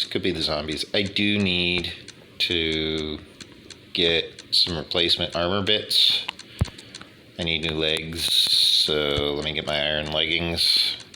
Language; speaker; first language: English; native; English